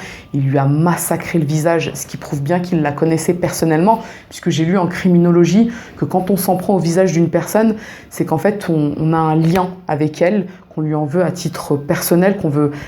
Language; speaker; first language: French; native; French